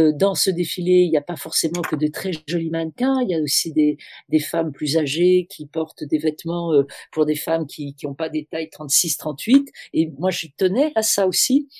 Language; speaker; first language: French; native; French